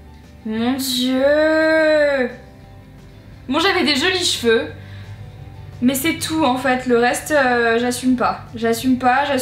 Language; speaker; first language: French; native; French